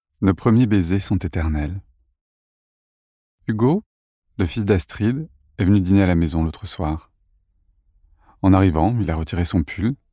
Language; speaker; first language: French; native; French